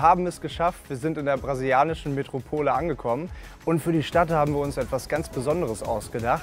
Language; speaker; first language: German; native; German